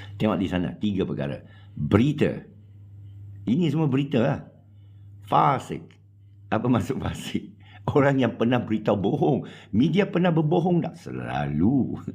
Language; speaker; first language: Malay; non-native, local second language; Chinese